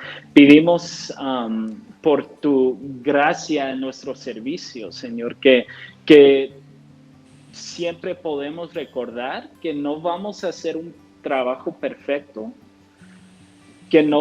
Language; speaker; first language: Spanish; non-native, fluent; English